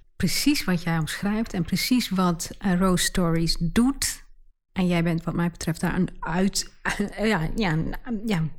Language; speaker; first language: Dutch; native; Dutch